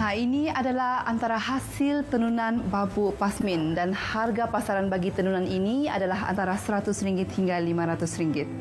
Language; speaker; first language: Malay; native; Malay